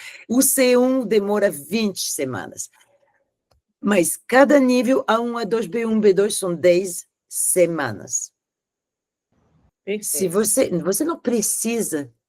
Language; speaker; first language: Portuguese; non-native, fluent; French